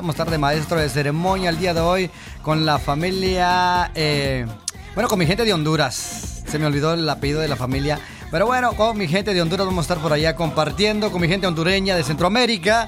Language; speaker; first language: Spanish; native; Spanish